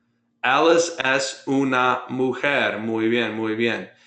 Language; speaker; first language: Spanish; non-native, fluent; English